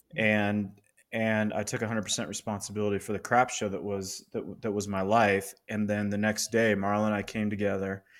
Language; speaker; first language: English; native; English